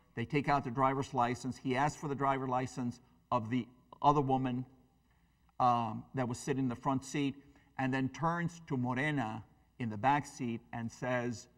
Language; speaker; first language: English; early bilingual, other home language; Spanish